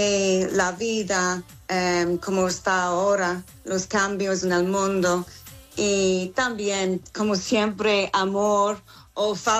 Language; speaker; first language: Spanish; non-native, fluent; English